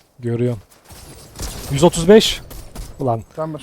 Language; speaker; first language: Turkish; native; Turkish